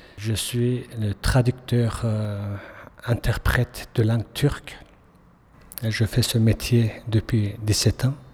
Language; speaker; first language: French; non-native, fluent; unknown